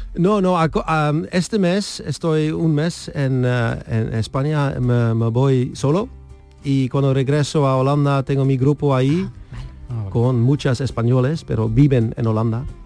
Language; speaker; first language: Spanish; non-native, learner; Dutch